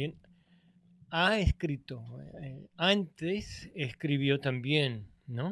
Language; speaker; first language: Spanish; non-native, fluent; English